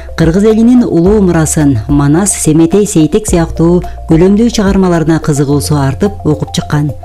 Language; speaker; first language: Kyrgyz; native; Kyrgyz